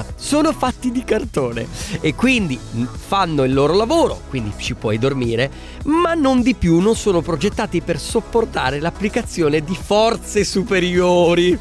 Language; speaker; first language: Italian; native; Italian